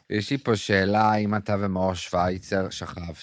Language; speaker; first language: Hebrew; native; Hebrew